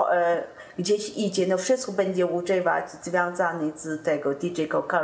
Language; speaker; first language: Polish; non-native, learner; Chinese